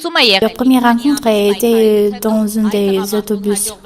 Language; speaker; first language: French; non-native, fluent; Armenian